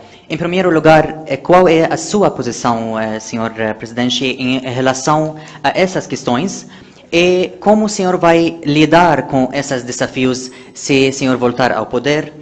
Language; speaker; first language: Portuguese; non-native, fluent; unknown